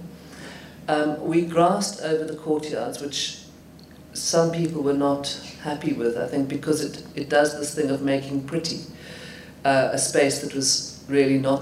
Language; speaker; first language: English; native; English